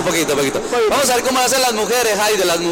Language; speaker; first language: Spanish; native; Spanish